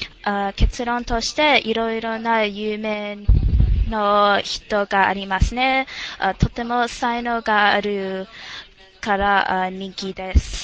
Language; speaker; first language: Japanese; non-native, learner; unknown